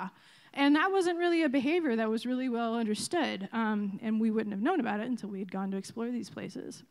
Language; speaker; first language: English; native; English